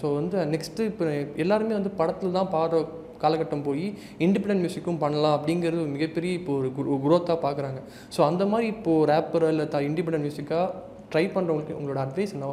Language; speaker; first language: Tamil; native; Tamil